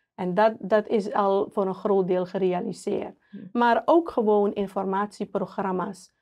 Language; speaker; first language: Dutch; native; Dutch